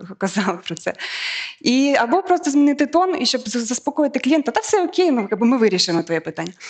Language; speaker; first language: Ukrainian; native; Ukrainian